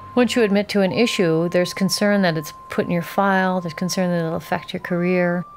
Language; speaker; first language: English; native; English